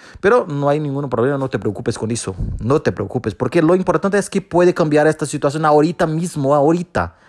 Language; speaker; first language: Spanish; non-native, fluent; Portuguese